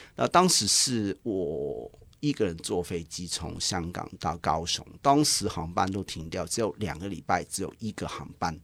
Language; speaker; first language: Chinese; non-native, local second language; Cantonese